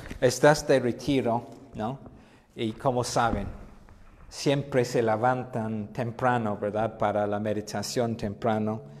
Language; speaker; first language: Spanish; non-native, fluent; English